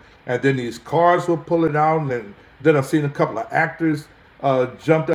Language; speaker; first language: English; native; English